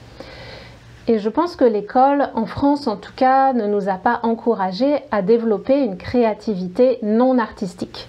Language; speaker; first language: French; native; French